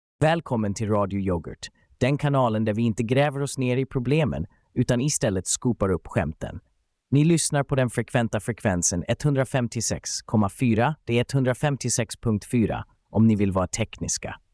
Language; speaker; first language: Swedish; native; Swedish